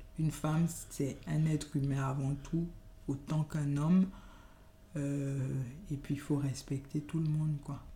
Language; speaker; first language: French; non-native, local second language; Yoruba